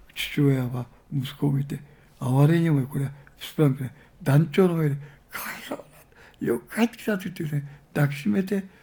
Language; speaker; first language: Japanese; native; Japanese